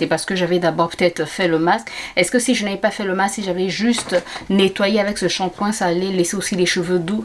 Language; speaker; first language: French; native; French